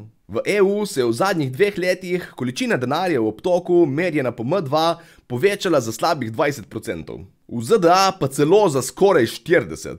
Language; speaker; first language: Slovenian; native; Slovenian